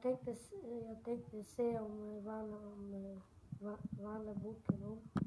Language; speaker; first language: Swedish; early bilingual, other home language; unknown